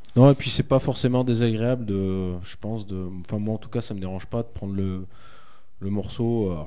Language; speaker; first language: French; native; French